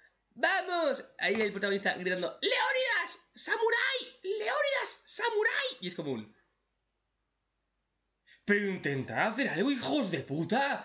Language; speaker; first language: Spanish; native; Spanish